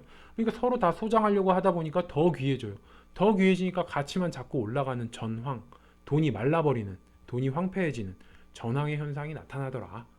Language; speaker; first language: Korean; native; Korean